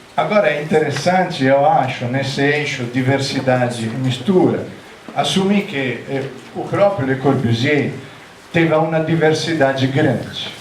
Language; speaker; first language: Portuguese; non-native, fluent; Italian